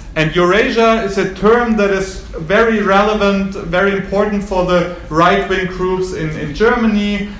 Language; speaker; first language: English; non-native, fluent; German